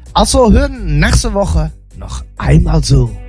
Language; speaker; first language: German; non-native, learner; Dutch